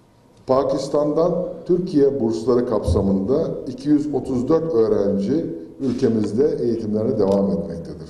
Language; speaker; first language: Turkish; native; Turkish